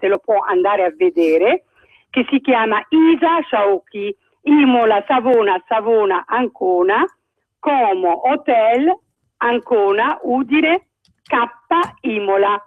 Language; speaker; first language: Italian; non-native, fluent; Arabic